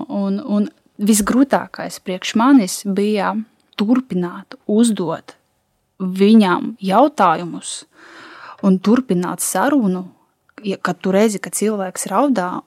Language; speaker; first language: Latvian; non-native, local second language; Russian